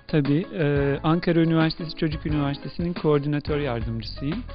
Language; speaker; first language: Turkish; native; Turkish